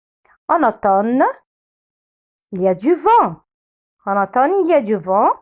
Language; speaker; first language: French; non-native, fluent; Arabic